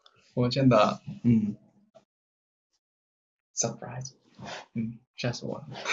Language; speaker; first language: Chinese; non-native, learner; Japanese